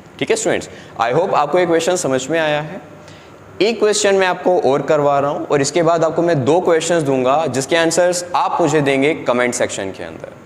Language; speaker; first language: Hindi; native; Hindi